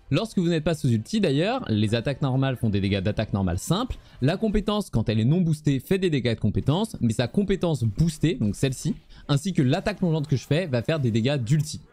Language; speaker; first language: French; native; French